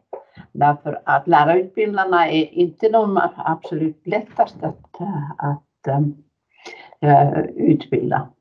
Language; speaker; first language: Swedish; non-native, fluent; Finnish